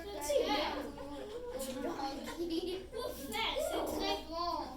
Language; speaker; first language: French; non-native, learner; English